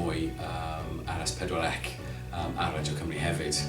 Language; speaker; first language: Welsh; non-native, local second language; English